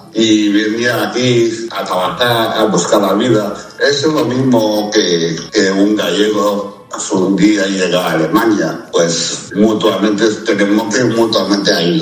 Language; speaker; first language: Spanish; early bilingual, other home language; Chinese